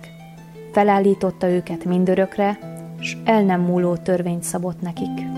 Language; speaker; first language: Hungarian; native; Hungarian